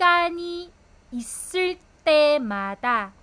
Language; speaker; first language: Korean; non-native, fluent; Filipino